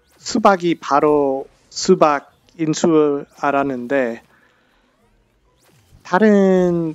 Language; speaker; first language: Korean; non-native, fluent; English